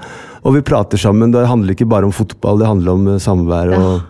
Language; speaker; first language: Norwegian; non-native, fluent; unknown